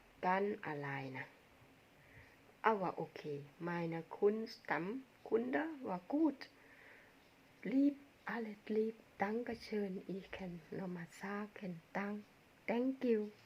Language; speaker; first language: German; non-native, learner; Thai